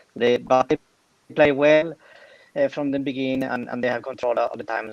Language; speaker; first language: English; non-native, fluent; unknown